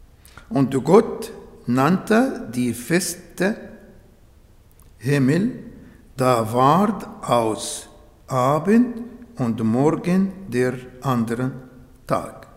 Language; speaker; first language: German; non-native, learner; Arabic